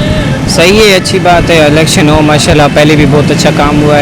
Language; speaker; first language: Hindi; non-native, local second language; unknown